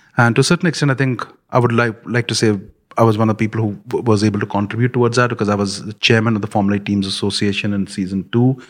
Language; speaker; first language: English; non-native, local second language; Punjabi